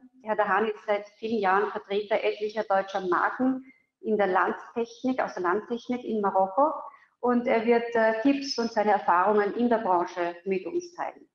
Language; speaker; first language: German; native; German